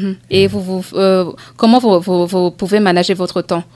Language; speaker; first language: French; non-native, local second language; Rundi